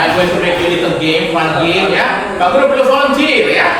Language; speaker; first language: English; non-native, fluent; Indonesian